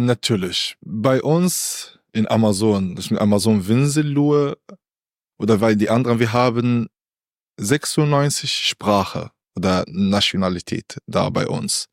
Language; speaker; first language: German; non-native, learner; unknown